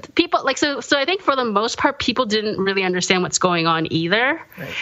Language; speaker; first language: English; early bilingual, other home language; Korean